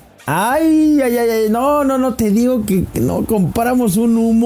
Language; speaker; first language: Spanish; native; Spanish